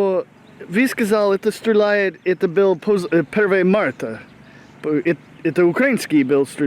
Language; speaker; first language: Russian; non-native, learner; English